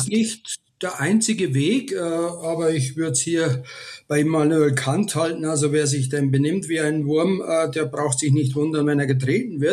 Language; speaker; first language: German; native; German